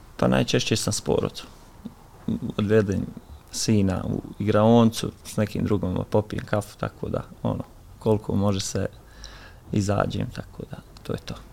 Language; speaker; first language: Bosnian; native; Bosnian